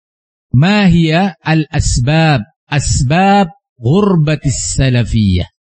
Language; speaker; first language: Arabic; non-native, fluent; Indonesian